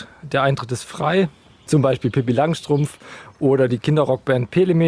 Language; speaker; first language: German; native; German